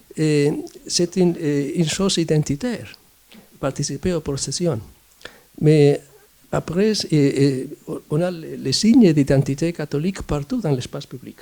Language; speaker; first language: French; non-native, fluent; Spanish